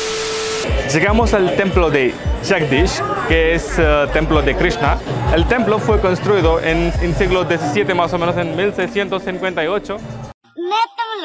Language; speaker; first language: Spanish; non-native, fluent; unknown